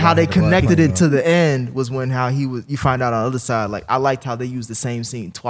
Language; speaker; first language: English; native; English